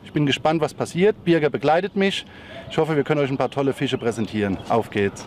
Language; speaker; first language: German; native; German